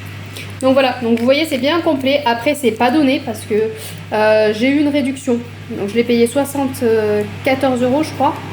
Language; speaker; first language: French; native; French